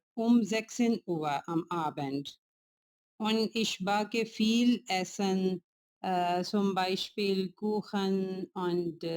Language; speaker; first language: German; non-native, learner; Urdu